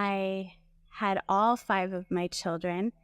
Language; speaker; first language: English; native; English